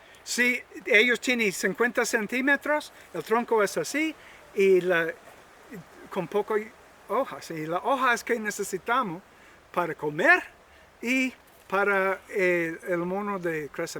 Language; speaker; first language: Spanish; non-native, learner; English